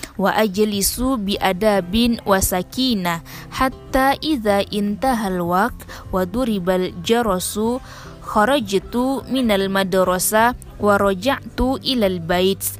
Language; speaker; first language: Arabic; non-native, learner; Indonesian